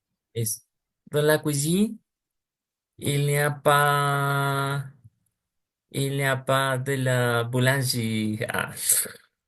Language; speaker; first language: French; non-native, learner; Portuguese